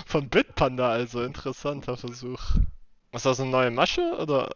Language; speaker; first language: German; native; German